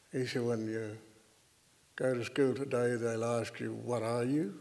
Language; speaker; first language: English; native; English